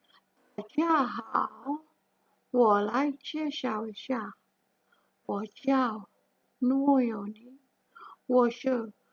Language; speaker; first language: Chinese; non-native, learner; Indonesian